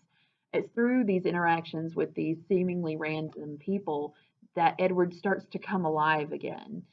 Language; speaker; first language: English; native; English